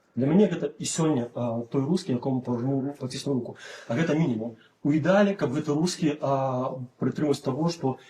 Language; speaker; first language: Belarusian; non-native, local second language; Russian